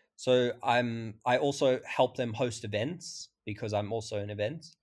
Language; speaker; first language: English; native; English